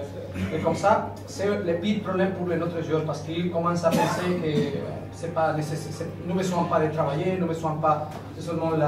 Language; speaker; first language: French; non-native, learner; Spanish